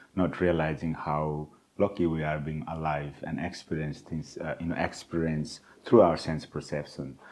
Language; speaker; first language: English; non-native, local second language; Nepali